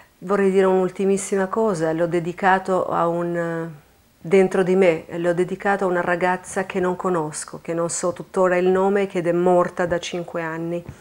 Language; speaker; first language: Italian; non-native, fluent; Albanian